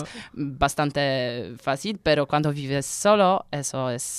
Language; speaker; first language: Spanish; non-native, learner; Polish